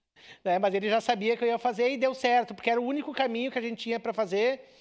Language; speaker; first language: Portuguese; native; Portuguese